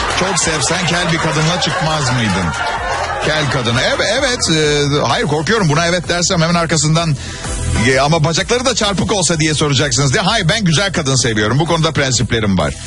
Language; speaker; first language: Turkish; native; Turkish